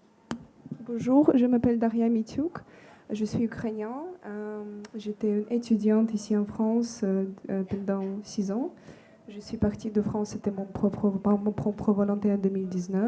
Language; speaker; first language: French; non-native, fluent; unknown